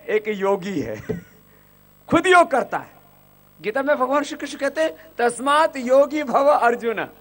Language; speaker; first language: Hindi; native; Hindi